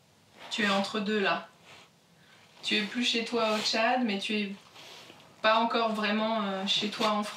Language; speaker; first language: French; native; French